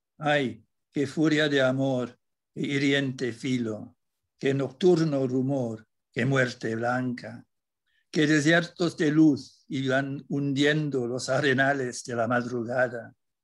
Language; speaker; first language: Spanish; non-native, fluent; English